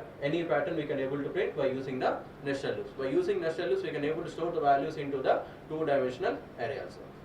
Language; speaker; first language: English; non-native, local second language; Telugu